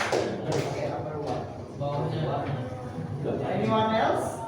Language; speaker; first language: English; non-native, fluent; Indonesian